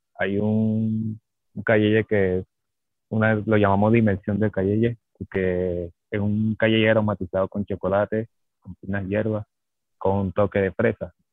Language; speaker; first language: Spanish; native; Spanish